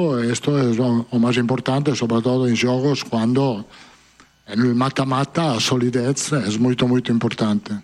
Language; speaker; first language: Portuguese; non-native, fluent; Italian